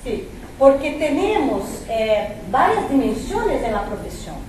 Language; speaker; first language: Spanish; non-native, fluent; Portuguese